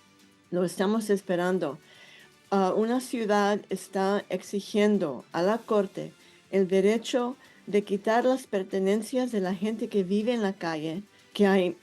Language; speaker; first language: Spanish; non-native, fluent; English